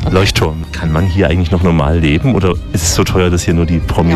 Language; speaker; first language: German; native; German